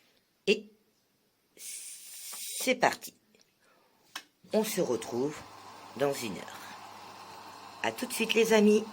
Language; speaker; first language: French; native; French